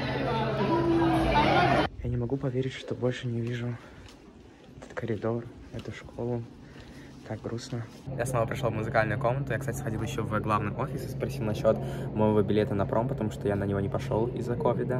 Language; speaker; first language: Russian; native; Russian